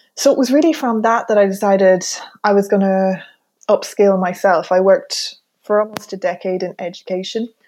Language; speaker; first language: English; native; English